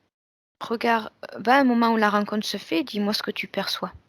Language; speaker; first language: French; native; French